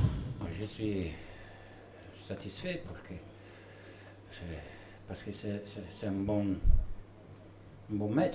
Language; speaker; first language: French; non-native, learner; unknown